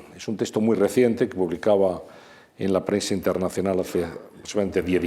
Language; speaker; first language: Spanish; native; Spanish